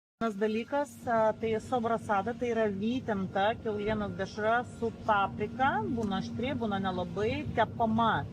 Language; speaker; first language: Lithuanian; native; Lithuanian